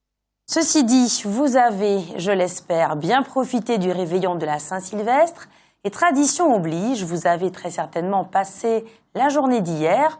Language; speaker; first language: French; native; French